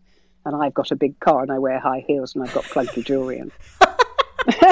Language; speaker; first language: English; native; English